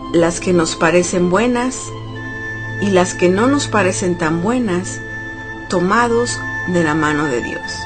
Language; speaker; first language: Spanish; native; Spanish